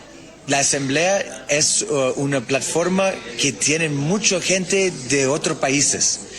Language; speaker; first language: Spanish; non-native, learner; English